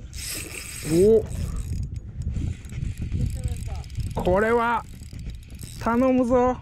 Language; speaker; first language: Japanese; native; Japanese